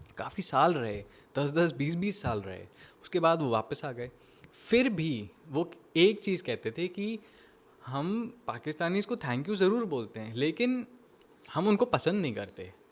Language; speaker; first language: Hindi; native; Hindi